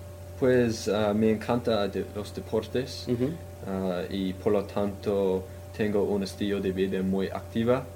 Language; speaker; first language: Spanish; non-native, fluent; English